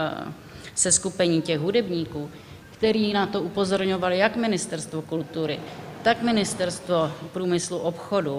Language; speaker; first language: Czech; native; Czech